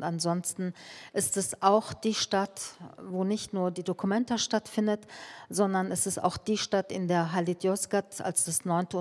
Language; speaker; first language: German; early bilingual, other home language; Turkish